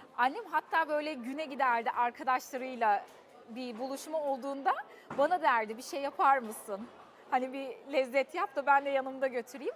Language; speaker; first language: Turkish; early bilingual, heritage; Turkish